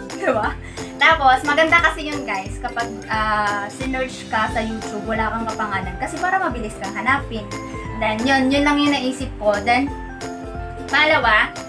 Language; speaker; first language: Filipino; non-native, local second language; Cebuano